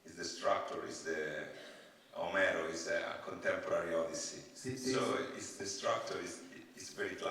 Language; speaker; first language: English; non-native, learner; Italian